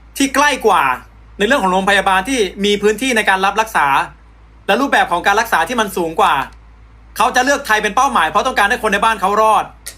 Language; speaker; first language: Thai; native; Thai